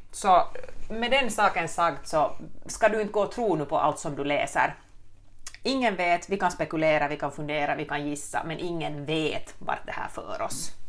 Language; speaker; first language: Swedish; native; Swedish